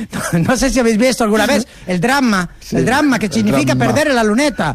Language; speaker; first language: Spanish; native; Spanish